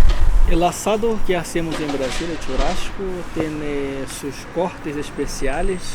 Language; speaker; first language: Spanish; non-native, learner; Portuguese